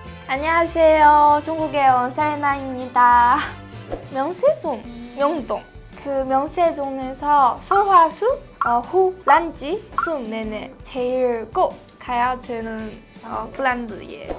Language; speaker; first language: Korean; non-native, fluent; Chinese